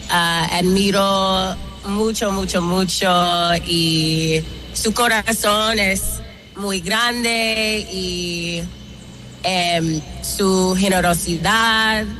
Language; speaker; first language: Spanish; non-native, learner; English